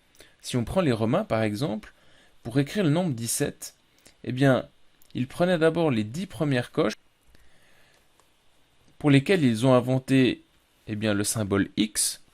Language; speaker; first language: French; native; French